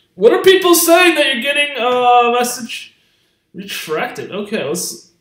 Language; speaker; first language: English; native; English